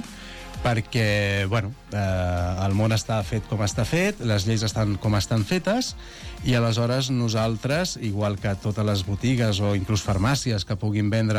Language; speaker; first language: Catalan; native; Catalan